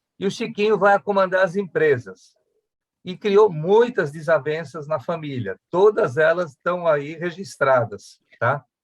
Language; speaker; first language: Portuguese; early bilingual, other home language; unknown